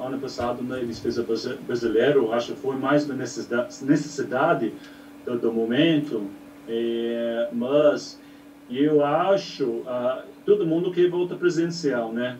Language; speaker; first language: Portuguese; non-native, learner; English